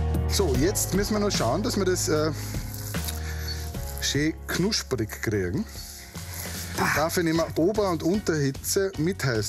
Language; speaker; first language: German; native; German